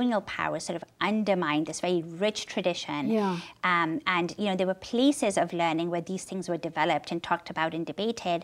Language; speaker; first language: English; non-native, local second language; Urdu